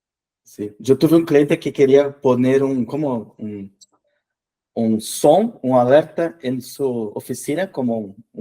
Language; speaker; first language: Spanish; non-native, fluent; Portuguese